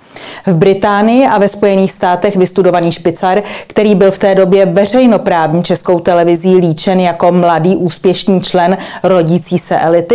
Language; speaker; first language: Czech; native; Czech